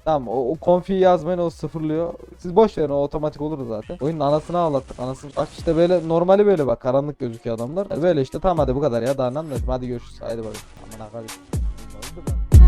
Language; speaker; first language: Turkish; native; Turkish